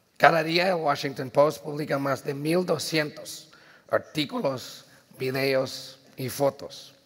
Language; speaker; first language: Spanish; early bilingual, heritage; Spanish